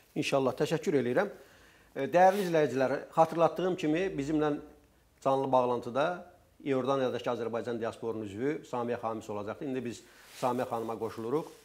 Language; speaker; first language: Azerbaijani; native; Azerbaijani